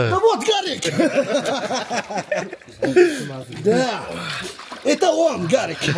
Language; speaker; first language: Russian; non-native, fluent; Uzbek